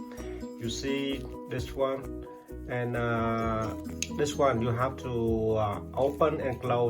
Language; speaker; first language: English; non-native, learner; Vietnamese